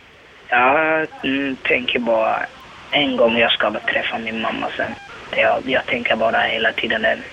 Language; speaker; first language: Swedish; non-native, learner; Somali